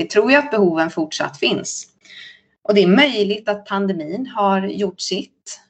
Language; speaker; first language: Swedish; native; Swedish